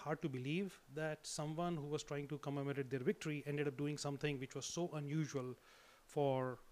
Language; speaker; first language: English; non-native, local second language; Hindi